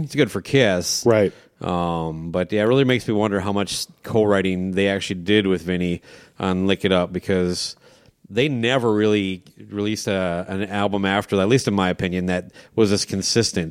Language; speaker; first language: English; native; English